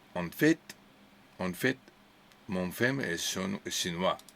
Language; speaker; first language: French; non-native, learner; English